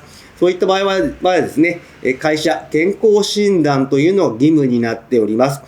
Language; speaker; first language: Japanese; native; Japanese